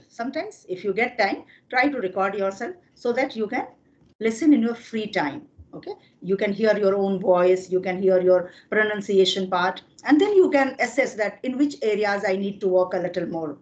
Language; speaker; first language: English; non-native, fluent; Hindi